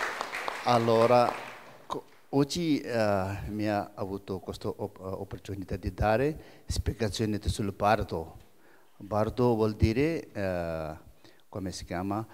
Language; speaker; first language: Italian; non-native, learner; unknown